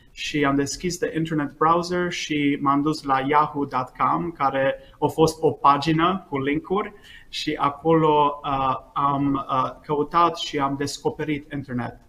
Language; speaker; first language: Romanian; early bilingual, heritage; Romanian